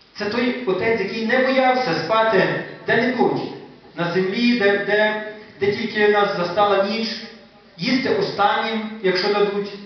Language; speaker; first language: Ukrainian; native; Ukrainian